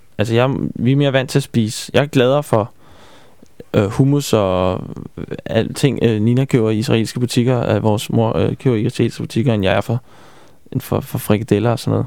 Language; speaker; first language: Danish; native; Danish